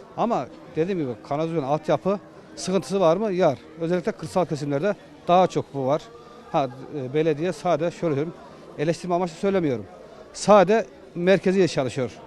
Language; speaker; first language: Turkish; native; Turkish